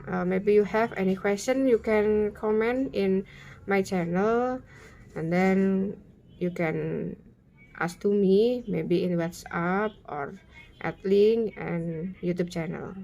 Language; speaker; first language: English; non-native, learner; Indonesian